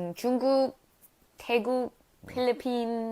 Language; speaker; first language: Korean; non-native, learner; English